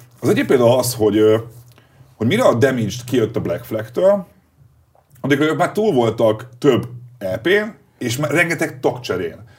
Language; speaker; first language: Hungarian; native; Hungarian